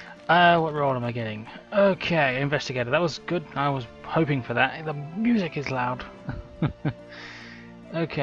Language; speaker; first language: English; native; English